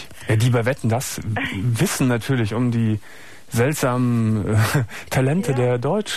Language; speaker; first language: German; native; German